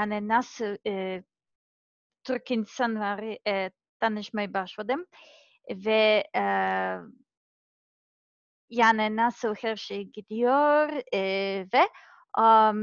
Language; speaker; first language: Turkish; non-native, learner; Serbian